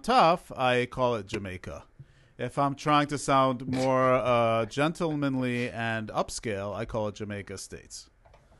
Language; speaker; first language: English; early bilingual, other home language; Hebrew